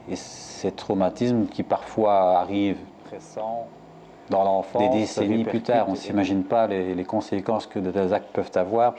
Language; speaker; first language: French; native; French